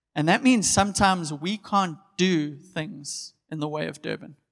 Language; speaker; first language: English; native; English